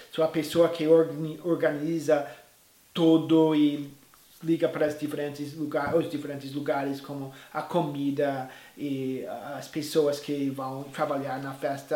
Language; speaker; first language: Portuguese; non-native, fluent; English